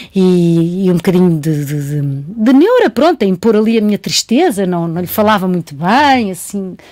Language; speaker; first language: Portuguese; native; Portuguese